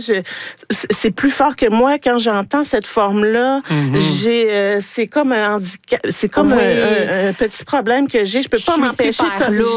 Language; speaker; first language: French; native; French